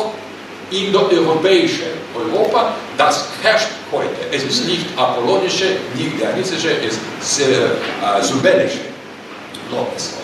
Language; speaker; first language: German; non-native, learner; Russian